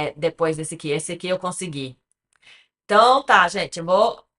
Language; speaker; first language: Portuguese; early bilingual, other home language; English